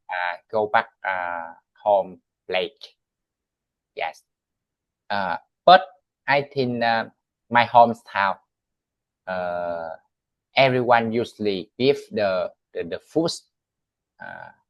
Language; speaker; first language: English; non-native, learner; Vietnamese